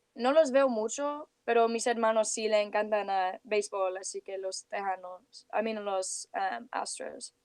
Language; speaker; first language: Spanish; early bilingual, heritage; Spanish